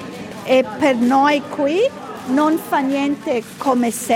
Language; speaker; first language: Italian; early bilingual, heritage; Italian